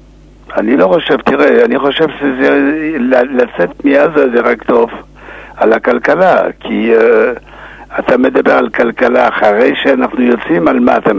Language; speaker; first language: Hebrew; non-native, fluent; English